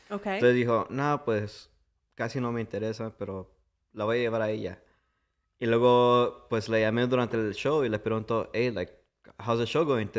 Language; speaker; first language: Spanish; early bilingual, heritage; English